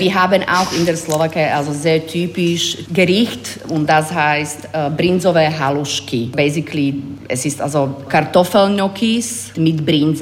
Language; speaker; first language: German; non-native, fluent; Slovak